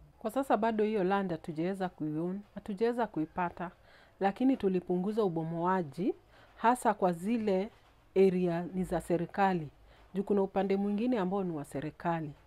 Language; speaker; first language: Swahili; non-native, local second language; Kikuyu